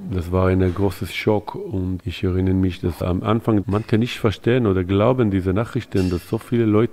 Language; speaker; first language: German; non-native, learner; Hebrew